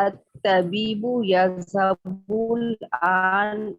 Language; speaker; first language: Arabic; non-native, learner; Urdu